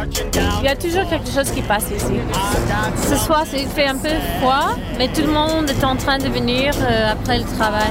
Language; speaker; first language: French; non-native, fluent; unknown